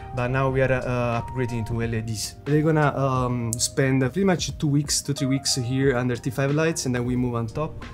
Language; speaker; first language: English; non-native, learner; Italian